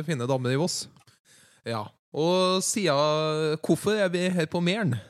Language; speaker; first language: Norwegian; native; Norwegian